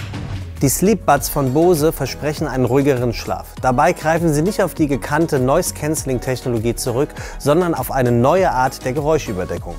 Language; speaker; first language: German; native; German